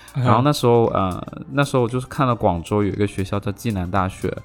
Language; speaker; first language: Chinese; non-native, local second language; Cantonese